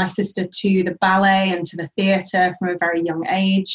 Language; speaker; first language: English; native; English